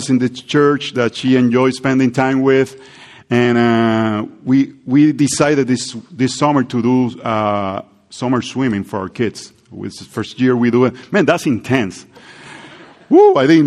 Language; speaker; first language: English; non-native, fluent; Spanish